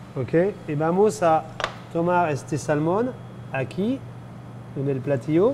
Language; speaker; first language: Spanish; non-native, fluent; French